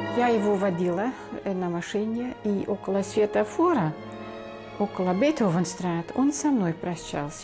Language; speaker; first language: Russian; non-native, fluent; Dutch